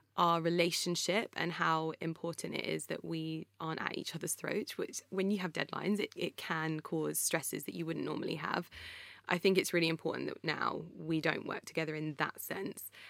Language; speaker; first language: English; native; English